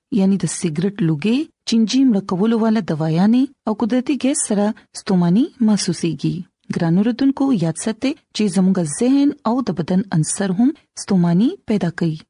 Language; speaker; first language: Pashto; non-native, local second language; Punjabi